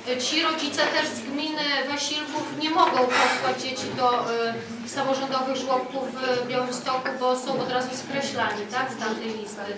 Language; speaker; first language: Polish; native; Polish